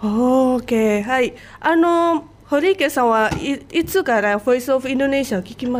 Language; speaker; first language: Japanese; non-native, fluent; Indonesian